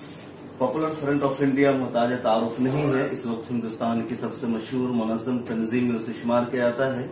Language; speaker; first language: Hindi; native; Hindi